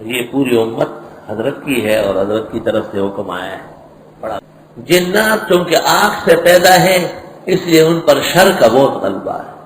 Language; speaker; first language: Urdu; non-native, local second language; Pashto